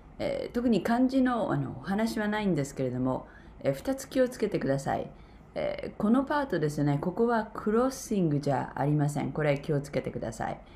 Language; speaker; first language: Japanese; native; Japanese